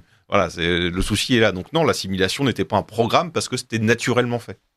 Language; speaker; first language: French; native; French